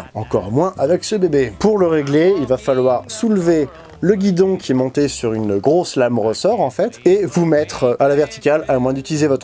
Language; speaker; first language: French; native; French